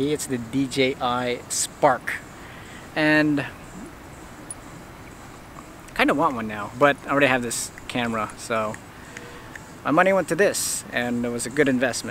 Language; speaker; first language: English; native; English